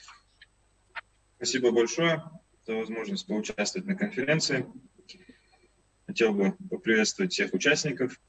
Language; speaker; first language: Russian; native; Russian